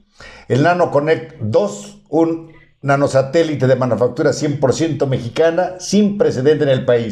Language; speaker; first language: Spanish; native; Spanish